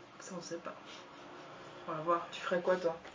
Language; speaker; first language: French; native; French